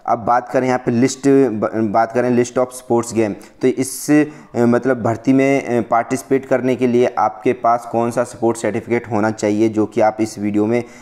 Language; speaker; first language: Hindi; native; Hindi